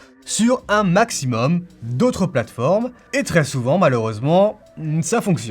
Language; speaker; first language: French; native; French